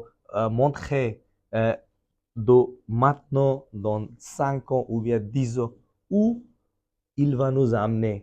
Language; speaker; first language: French; non-native, fluent; Bangla